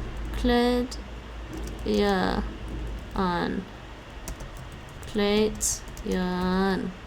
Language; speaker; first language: Dutch; non-native, learner; English